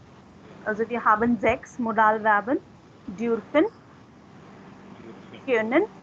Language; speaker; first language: German; non-native, fluent; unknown